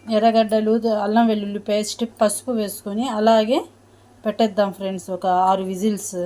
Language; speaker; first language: Telugu; non-native, local second language; Urdu